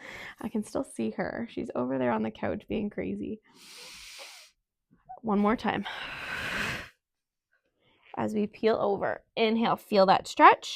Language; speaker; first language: English; native; English